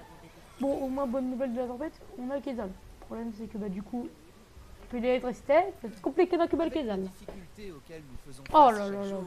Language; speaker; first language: French; native; French